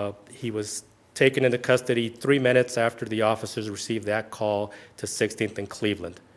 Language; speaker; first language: English; early bilingual, other home language; Spanish